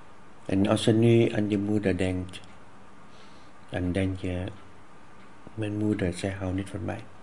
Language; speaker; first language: Dutch; non-native, fluent; Vietnamese